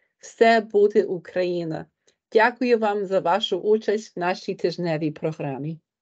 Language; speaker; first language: Ukrainian; early bilingual, heritage; Ukrainian